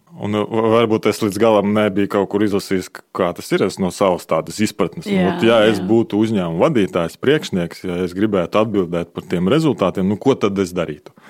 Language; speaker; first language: Latvian; non-native, local second language; Russian